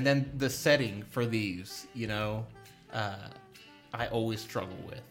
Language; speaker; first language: English; native; English